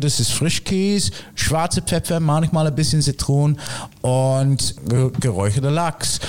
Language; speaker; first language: German; non-native, fluent; English